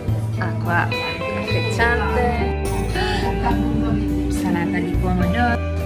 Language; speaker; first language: Italian; non-native, learner; Finnish